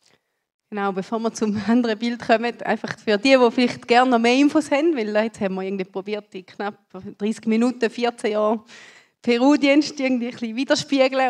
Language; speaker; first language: German; native; German